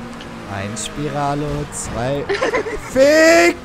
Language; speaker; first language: German; native; German